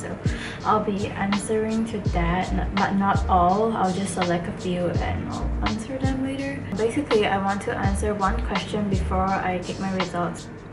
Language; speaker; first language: English; non-native, local second language; Chinese